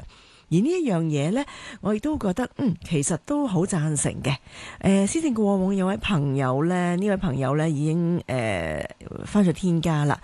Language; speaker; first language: Cantonese; native; Cantonese